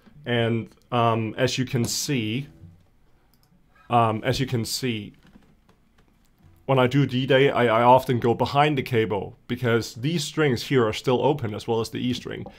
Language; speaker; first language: English; non-native, fluent; Danish